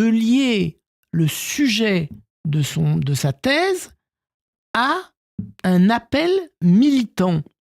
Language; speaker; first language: French; native; French